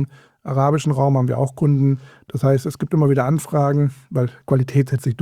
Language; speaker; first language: German; native; German